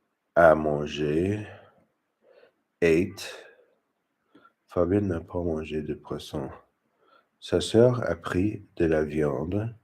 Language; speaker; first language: French; non-native, learner; English